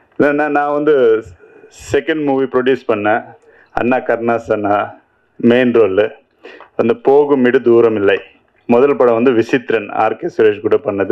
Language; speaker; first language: Tamil; non-native, learner; Telugu